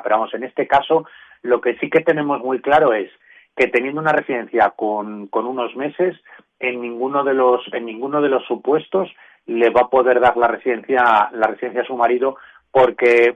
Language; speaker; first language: Spanish; native; Spanish